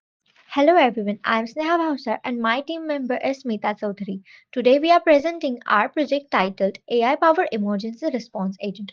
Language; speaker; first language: English; non-native, learner; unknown